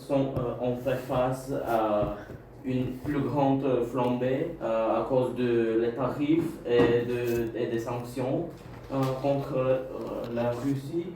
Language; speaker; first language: French; non-native, learner; Bulgarian